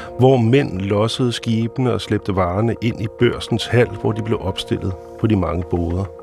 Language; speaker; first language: Danish; native; Danish